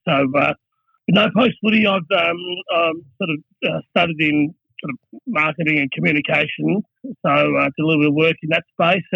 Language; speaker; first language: English; native; English